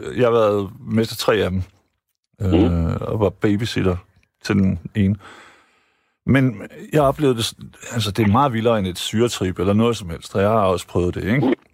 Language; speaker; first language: Danish; native; Danish